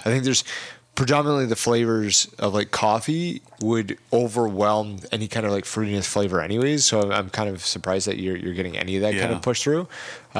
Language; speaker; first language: English; native; English